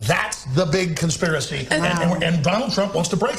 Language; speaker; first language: English; native; English